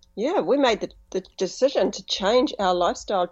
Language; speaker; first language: English; native; English